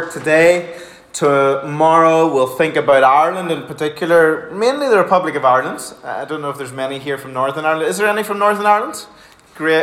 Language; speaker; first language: English; native; English